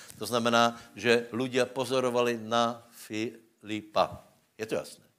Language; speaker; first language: Czech; non-native, local second language; Slovak